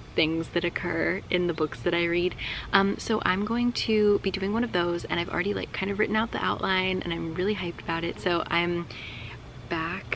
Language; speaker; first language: English; native; English